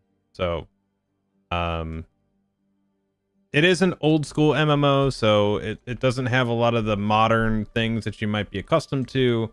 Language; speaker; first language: English; native; English